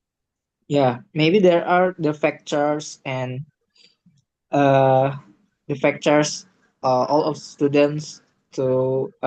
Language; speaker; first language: English; non-native, learner; Indonesian